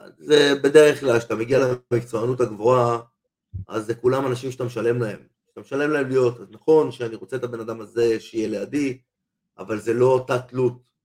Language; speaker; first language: Hebrew; native; Hebrew